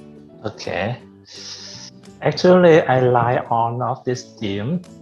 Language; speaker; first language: English; non-native, fluent; Vietnamese